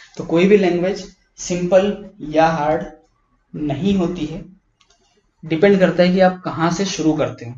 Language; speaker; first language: Hindi; native; Hindi